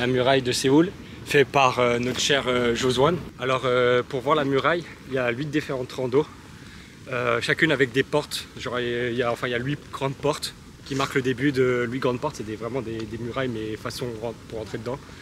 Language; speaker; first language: French; native; French